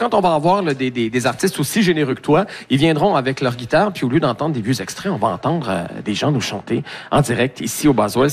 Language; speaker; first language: French; native; French